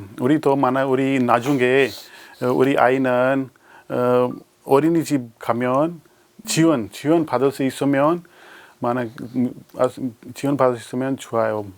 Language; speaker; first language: Korean; non-native, learner; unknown